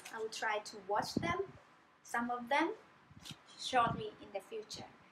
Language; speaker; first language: English; non-native, fluent; Thai